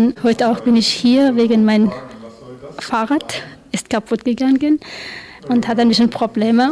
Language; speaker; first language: German; non-native, learner; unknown